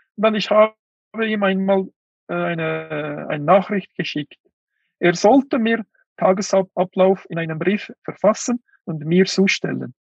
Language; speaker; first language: German; non-native, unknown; Uyghur